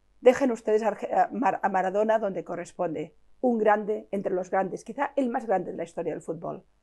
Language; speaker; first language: Spanish; non-native, local second language; Catalan